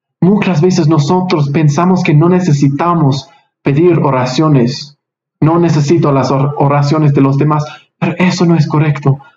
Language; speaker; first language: Spanish; non-native, fluent; English